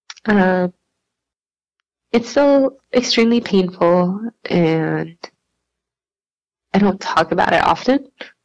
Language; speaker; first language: English; native; English